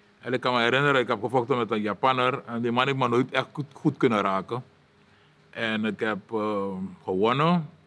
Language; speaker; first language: Dutch; native; Dutch